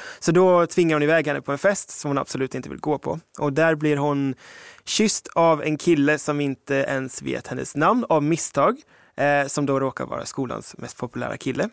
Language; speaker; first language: Swedish; early bilingual, other home language; English